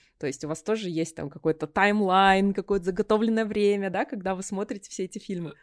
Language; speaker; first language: Russian; native; Russian